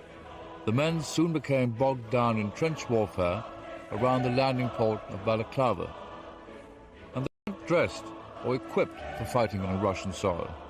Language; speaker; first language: English; native; English